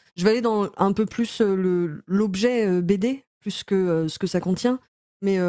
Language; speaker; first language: French; native; French